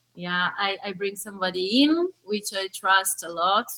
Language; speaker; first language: English; early bilingual, other home language; Portuguese